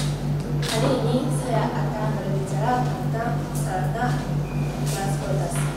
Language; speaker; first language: Indonesian; non-native, learner; Japanese